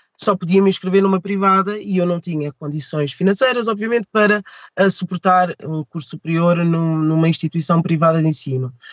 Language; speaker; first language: Portuguese; early bilingual, other home language; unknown